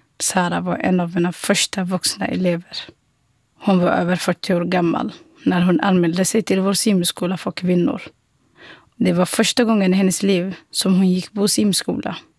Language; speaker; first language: Swedish; non-native, fluent; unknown